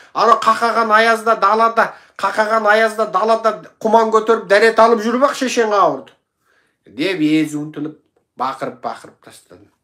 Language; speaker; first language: Kazakh; native; Kazakh